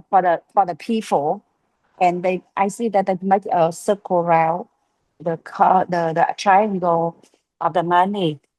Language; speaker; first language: English; non-native, learner; Vietnamese